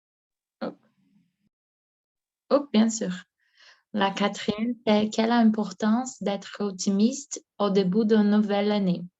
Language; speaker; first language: French; non-native, learner; Portuguese